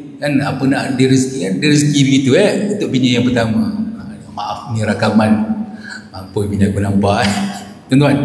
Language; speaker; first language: Malay; native; Malay